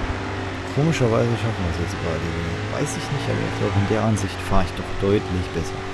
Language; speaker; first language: German; native; German